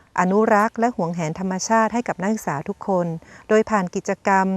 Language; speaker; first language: Thai; native; Thai